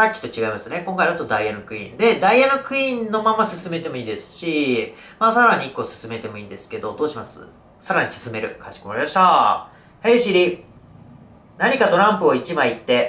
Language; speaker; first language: Japanese; native; Japanese